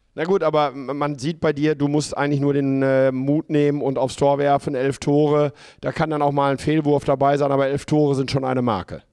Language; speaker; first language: German; native; German